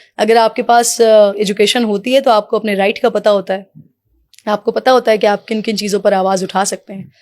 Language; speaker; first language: Urdu; native; Urdu